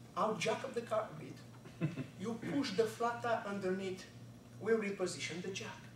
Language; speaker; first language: English; non-native, fluent; Bulgarian